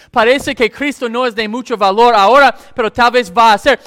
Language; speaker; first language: Spanish; non-native, fluent; English